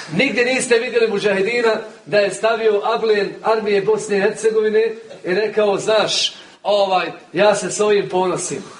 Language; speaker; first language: Bosnian; native; Bosnian